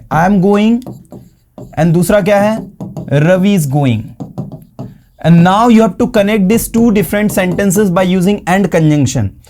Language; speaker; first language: Hindi; native; Hindi